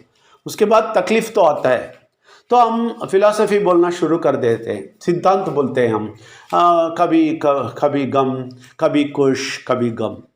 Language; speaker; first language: Hindi; non-native, local second language; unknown